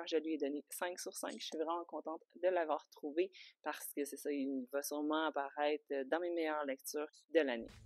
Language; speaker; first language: French; native; French